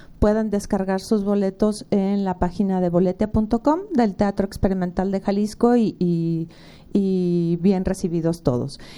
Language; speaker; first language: Spanish; native; Spanish